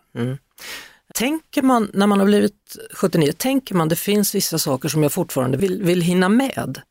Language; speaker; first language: Swedish; native; Swedish